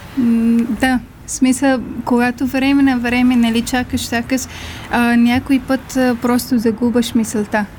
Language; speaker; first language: Bulgarian; non-native, fluent; Persian